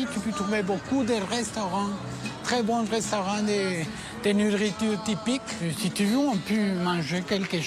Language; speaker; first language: French; non-native, learner; Spanish